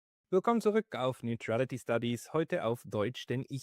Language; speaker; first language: German; native; German